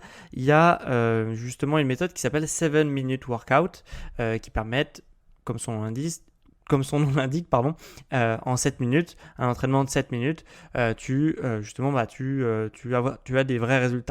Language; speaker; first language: French; native; French